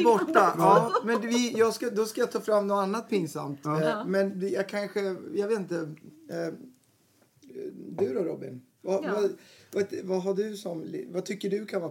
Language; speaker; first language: Swedish; native; Swedish